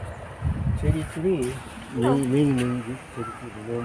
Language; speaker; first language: English; non-native, learner; Japanese